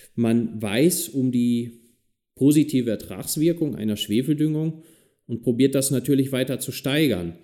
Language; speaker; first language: German; native; German